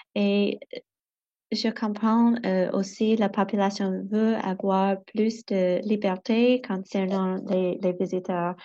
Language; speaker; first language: French; non-native, local second language; English